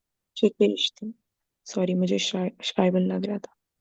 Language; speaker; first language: German; non-native, learner; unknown